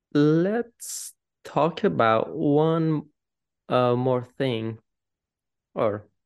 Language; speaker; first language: English; non-native, fluent; Persian